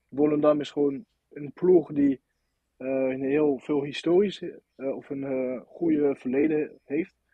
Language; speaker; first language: Dutch; non-native, fluent; French